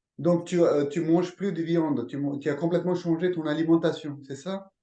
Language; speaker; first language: French; native; French